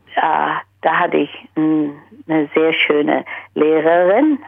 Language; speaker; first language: German; early bilingual, heritage; German